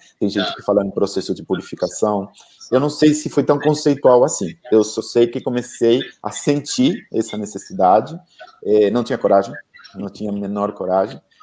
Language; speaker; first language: Portuguese; non-native, fluent; Spanish